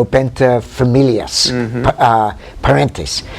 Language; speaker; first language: Spanish; non-native, fluent; English